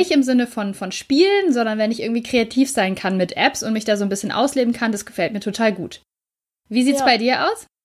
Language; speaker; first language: German; native; German